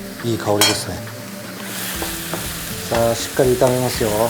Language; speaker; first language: Japanese; native; Japanese